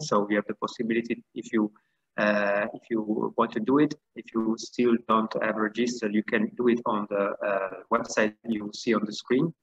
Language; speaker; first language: English; non-native, fluent; Italian